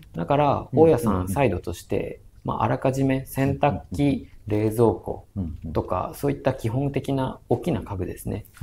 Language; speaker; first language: Japanese; non-native, fluent; Indonesian